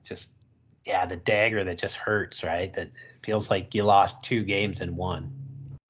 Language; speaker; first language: English; native; English